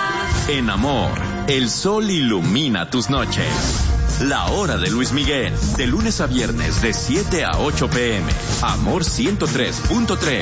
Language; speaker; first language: Spanish; native; Spanish